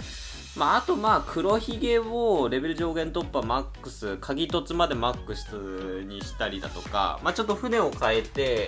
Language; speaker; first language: Japanese; native; Japanese